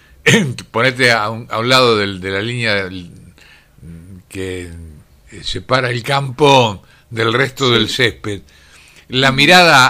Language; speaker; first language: Spanish; native; Spanish